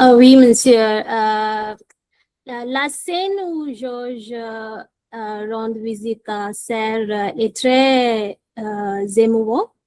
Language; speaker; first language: French; non-native, learner; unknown